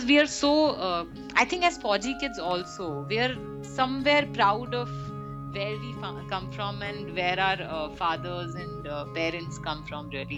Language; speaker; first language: English; non-native, local second language; Hindi